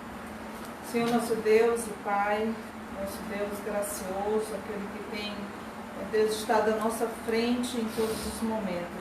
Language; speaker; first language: Portuguese; native; Portuguese